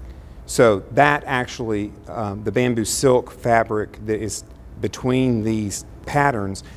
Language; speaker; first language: English; native; English